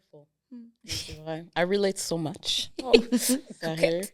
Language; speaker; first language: French; native; French